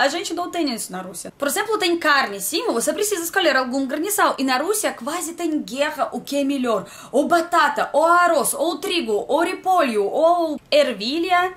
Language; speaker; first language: Portuguese; non-native, learner; Russian